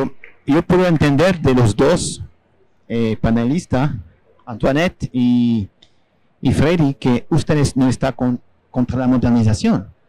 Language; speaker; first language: Spanish; non-native, fluent; French